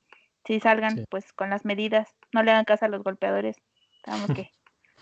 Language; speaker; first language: Spanish; native; Spanish